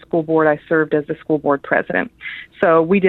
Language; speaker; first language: English; native; English